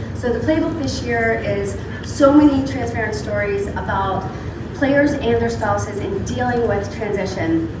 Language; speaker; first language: English; native; English